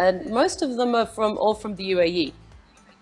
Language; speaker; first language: English; native; English